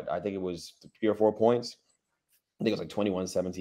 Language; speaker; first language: English; native; English